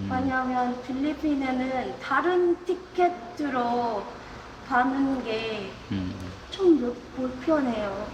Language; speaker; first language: Korean; non-native, learner; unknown